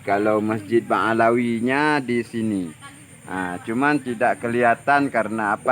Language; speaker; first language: Indonesian; non-native, local second language; Achinese